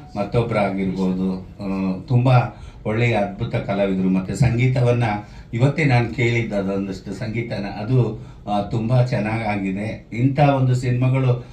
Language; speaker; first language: Kannada; native; Kannada